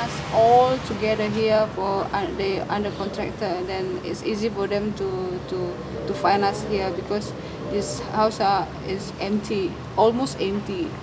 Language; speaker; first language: English; non-native, learner; Indonesian